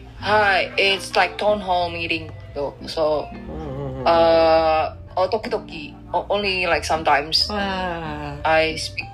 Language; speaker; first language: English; non-native, fluent; Indonesian